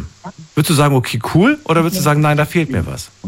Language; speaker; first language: German; native; German